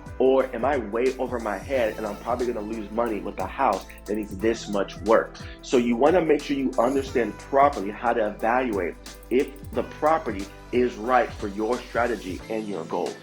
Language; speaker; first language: English; native; English